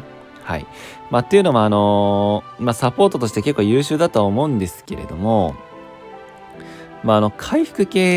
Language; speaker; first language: Japanese; native; Japanese